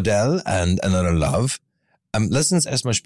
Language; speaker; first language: German; non-native, fluent; English